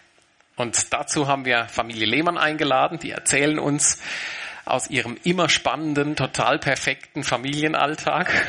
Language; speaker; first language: German; native; German